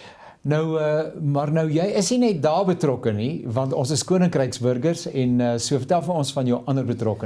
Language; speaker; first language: Afrikaans; native; Afrikaans